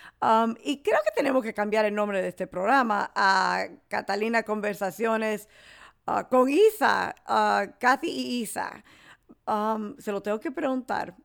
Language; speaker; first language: Spanish; early bilingual, heritage; English